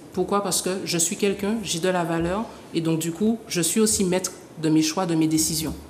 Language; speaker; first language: French; native; French